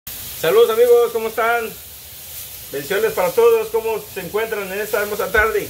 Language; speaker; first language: Spanish; native; Spanish